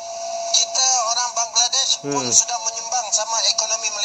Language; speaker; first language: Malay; non-native, fluent; Bangla